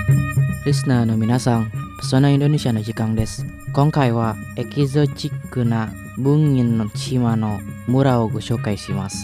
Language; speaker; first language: Japanese; non-native, fluent; Indonesian